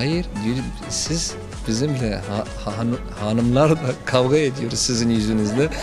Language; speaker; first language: Turkish; non-native, learner; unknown